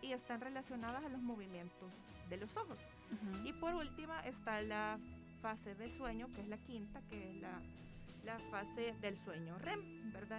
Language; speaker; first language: Spanish; native; Spanish